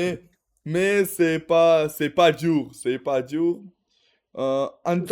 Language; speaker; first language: French; non-native, learner; Russian